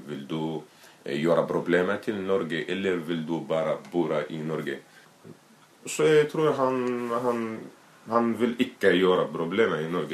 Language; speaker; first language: Norwegian; non-native, learner; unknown